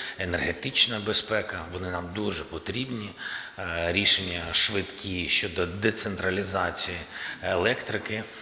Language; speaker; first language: Ukrainian; non-native, local second language; Russian